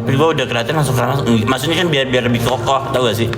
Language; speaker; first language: Indonesian; native; Indonesian